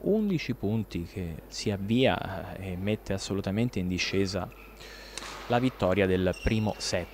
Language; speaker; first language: Italian; native; Italian